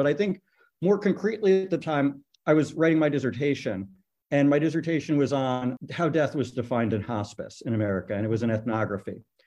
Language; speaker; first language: English; native; English